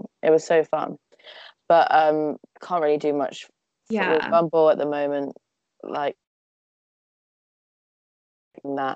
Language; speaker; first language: English; native; English